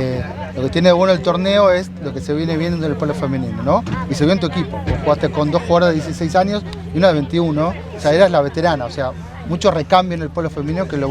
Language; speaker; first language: Spanish; native; Spanish